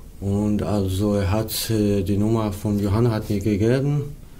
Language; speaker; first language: German; non-native, learner; Persian